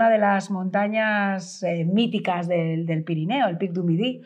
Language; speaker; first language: Spanish; native; Spanish